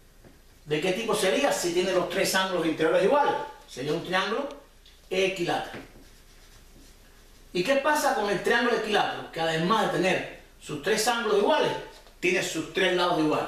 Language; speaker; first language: Spanish; native; Spanish